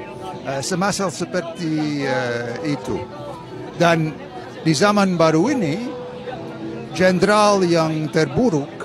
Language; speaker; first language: Indonesian; non-native, fluent; English